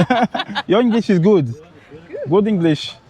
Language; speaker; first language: English; non-native, learner; French